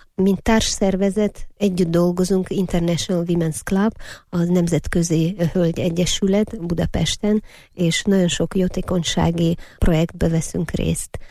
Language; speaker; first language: Hungarian; non-native, fluent; Uyghur